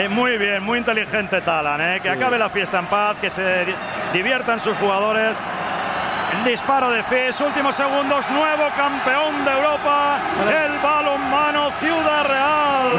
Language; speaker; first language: Spanish; native; Spanish